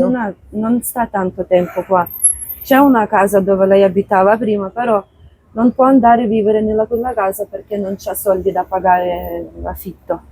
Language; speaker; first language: Italian; non-native, fluent; Ukrainian